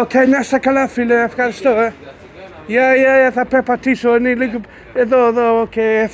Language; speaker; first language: Greek; non-native, learner; English